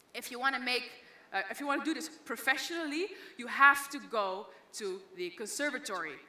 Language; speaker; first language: English; non-native, fluent; Dutch